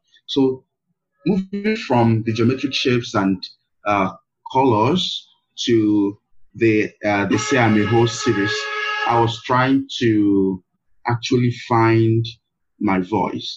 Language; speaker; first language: English; non-native, local second language; Igbo